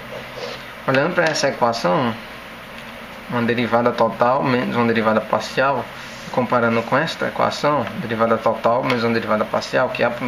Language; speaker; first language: Portuguese; native; Portuguese